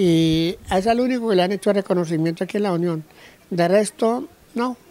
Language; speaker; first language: Spanish; native; Spanish